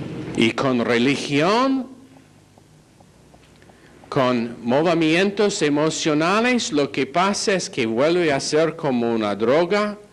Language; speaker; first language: Spanish; non-native, fluent; English